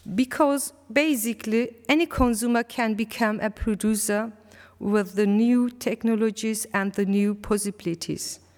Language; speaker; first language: English; non-native, learner; Turkish